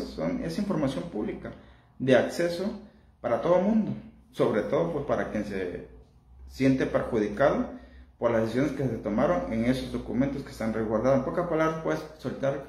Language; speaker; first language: Spanish; native; Spanish